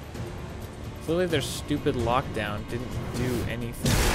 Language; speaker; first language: English; native; English